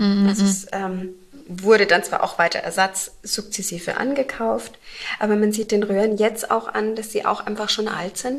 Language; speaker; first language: German; native; German